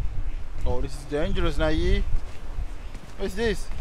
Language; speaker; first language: English; non-native, local second language; Malay